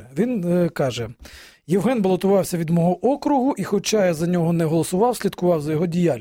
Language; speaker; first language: Ukrainian; native; Ukrainian